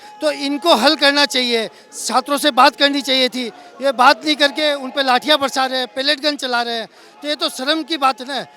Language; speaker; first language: Hindi; non-native, local second language; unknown